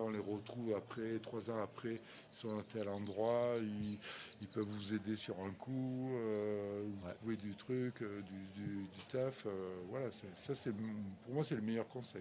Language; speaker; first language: French; native; French